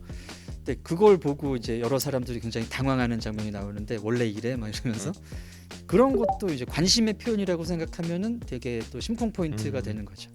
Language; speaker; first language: Korean; native; Korean